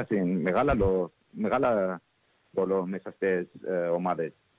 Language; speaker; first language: Greek; early bilingual, heritage; English